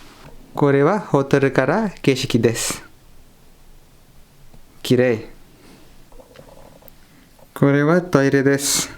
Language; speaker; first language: Japanese; non-native, learner; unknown